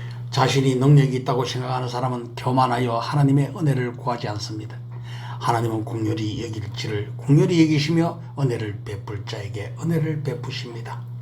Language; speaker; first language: Korean; native; Korean